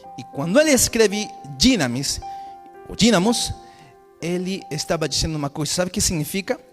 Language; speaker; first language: Portuguese; non-native, fluent; Spanish